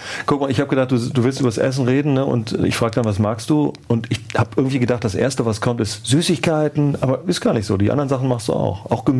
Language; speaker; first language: German; native; German